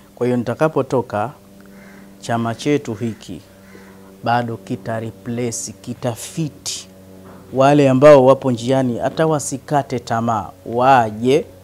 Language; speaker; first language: Swahili; native; Swahili